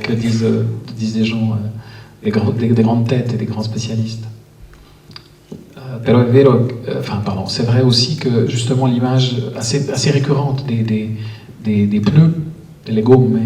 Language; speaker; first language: French; native; French